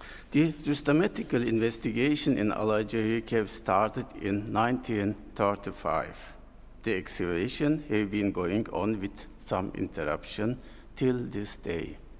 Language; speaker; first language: English; non-native, fluent; Turkish